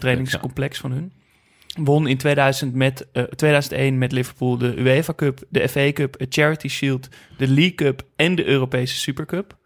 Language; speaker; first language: Dutch; native; Dutch